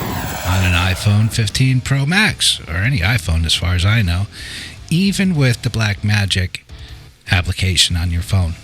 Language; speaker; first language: English; native; English